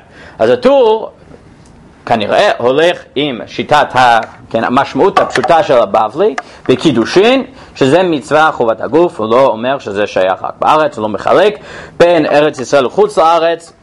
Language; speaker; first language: Hebrew; non-native, fluent; English